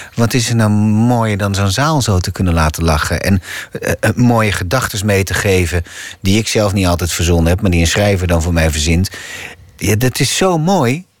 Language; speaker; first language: Dutch; non-native, local second language; Low German